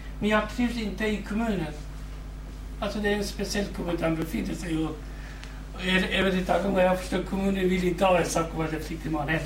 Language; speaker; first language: Swedish; non-native, fluent; Kurdish